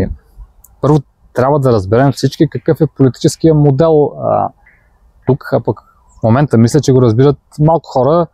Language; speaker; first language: Bulgarian; native; Bulgarian